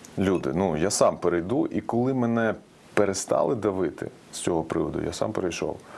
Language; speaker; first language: Ukrainian; non-native, local second language; Russian